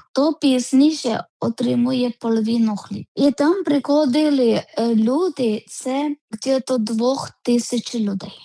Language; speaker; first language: Ukrainian; non-native, learner; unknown